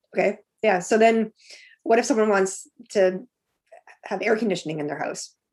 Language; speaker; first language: English; native; English